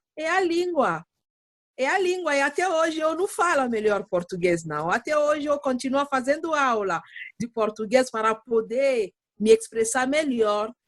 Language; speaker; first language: Portuguese; non-native, learner; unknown